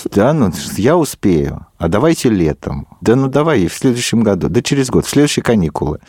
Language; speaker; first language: Russian; native; Russian